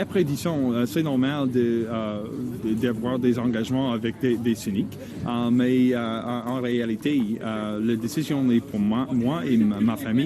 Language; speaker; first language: French; non-native, learner; English